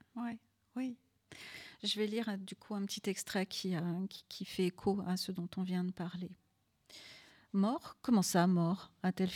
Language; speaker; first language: French; native; French